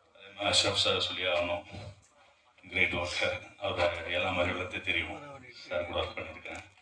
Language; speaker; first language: Tamil; native; Tamil